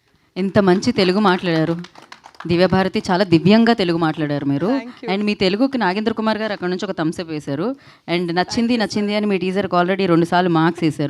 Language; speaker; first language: Telugu; native; Telugu